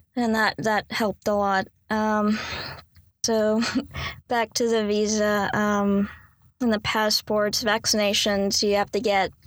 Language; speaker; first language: English; native; English